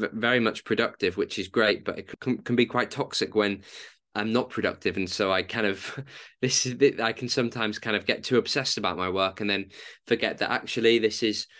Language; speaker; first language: English; native; English